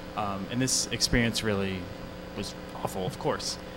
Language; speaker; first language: English; native; English